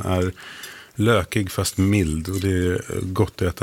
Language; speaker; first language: Swedish; native; Swedish